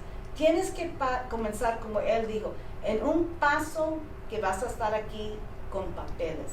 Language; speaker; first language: Spanish; early bilingual, heritage; Spanish